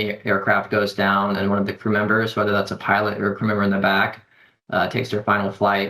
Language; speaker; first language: English; native; English